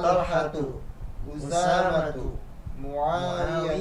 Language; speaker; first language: Arabic; non-native, learner; Indonesian